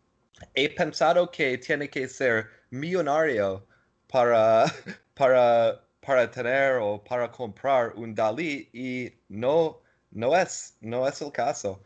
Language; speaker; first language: Spanish; non-native, learner; English